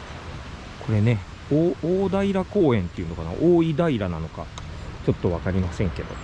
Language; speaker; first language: Japanese; native; Japanese